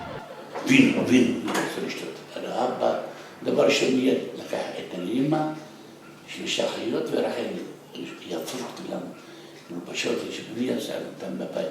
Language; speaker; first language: Hebrew; non-native, local second language; Arabic